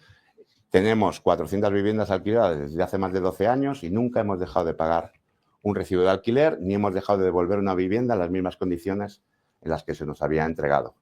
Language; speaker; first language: Spanish; native; Spanish